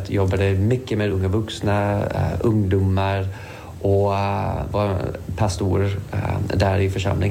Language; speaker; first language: Swedish; non-native, fluent; English